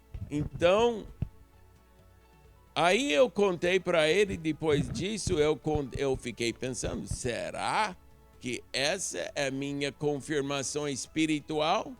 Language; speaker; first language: Portuguese; non-native, local second language; English